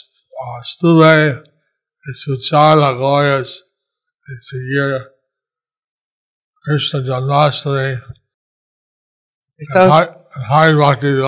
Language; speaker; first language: Spanish; non-native, learner; English